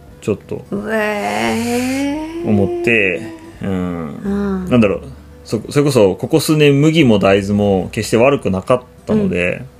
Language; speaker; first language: Japanese; native; Japanese